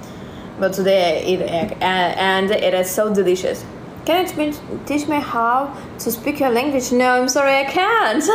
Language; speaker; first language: English; non-native, learner; Russian